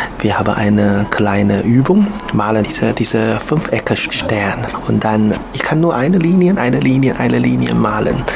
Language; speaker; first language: German; non-native, learner; Chinese